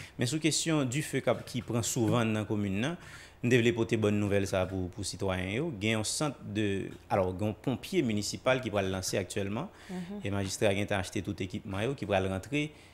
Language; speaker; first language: French; non-native, local second language; Haitian Creole